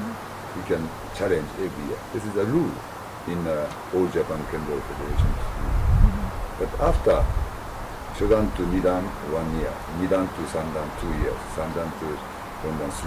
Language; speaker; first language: English; non-native, learner; Japanese